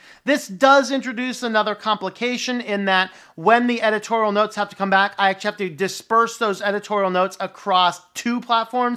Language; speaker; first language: English; native; English